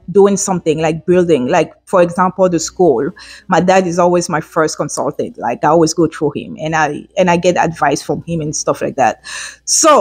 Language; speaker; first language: English; non-native, local second language; French